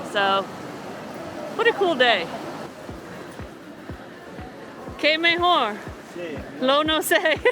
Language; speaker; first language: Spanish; non-native, learner; English